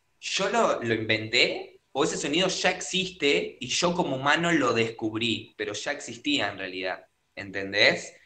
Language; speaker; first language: Spanish; native; Spanish